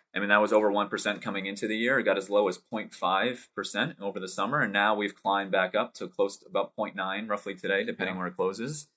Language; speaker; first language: English; native; English